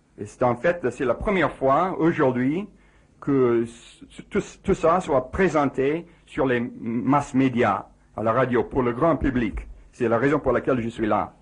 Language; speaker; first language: French; non-native, fluent; English